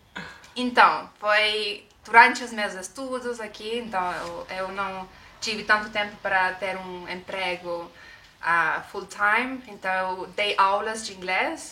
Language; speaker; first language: Portuguese; non-native, fluent; Estonian